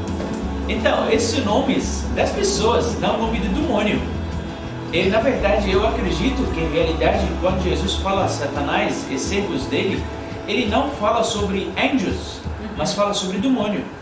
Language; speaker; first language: Portuguese; non-native, learner; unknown